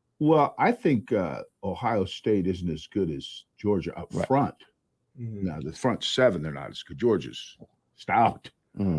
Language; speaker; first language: English; native; English